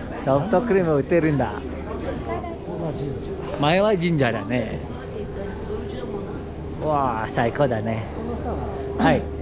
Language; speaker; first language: Japanese; non-native, fluent; Indonesian